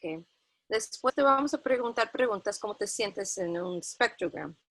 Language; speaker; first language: Spanish; non-native, fluent; English